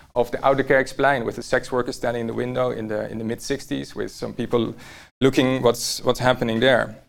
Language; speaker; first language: English; non-native, fluent; Dutch